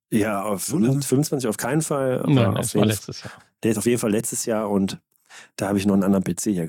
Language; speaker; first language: German; native; German